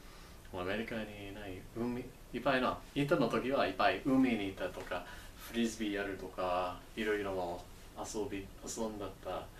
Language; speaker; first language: Japanese; non-native, learner; English